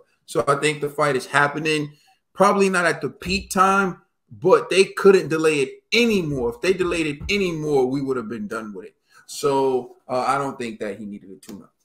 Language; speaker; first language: English; native; English